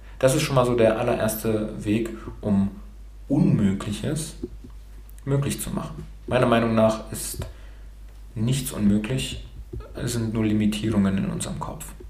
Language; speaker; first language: German; early bilingual, other home language; Romanian